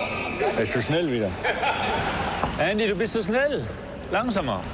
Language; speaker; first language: German; non-native, fluent; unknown